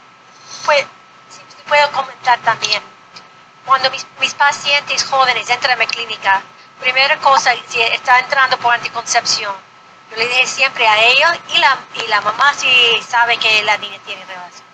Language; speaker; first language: Spanish; non-native, fluent; English